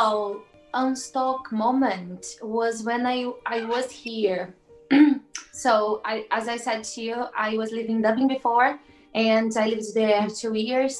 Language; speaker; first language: English; non-native, learner; Portuguese